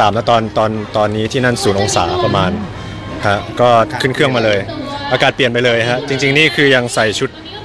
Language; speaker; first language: Thai; native; Thai